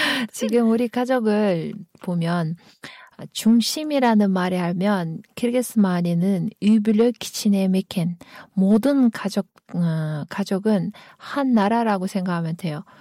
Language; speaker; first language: Korean; non-native, learner; Kyrgyz